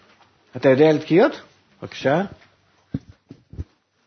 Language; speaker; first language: Hebrew; non-native, fluent; Russian